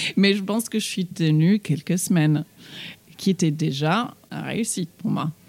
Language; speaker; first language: French; non-native, fluent; English